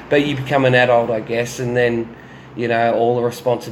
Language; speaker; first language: English; native; English